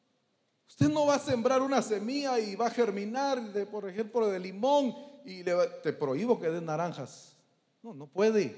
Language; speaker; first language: Spanish; native; Spanish